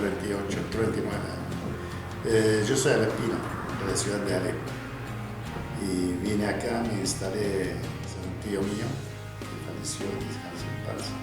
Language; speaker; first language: Spanish; non-native, fluent; Arabic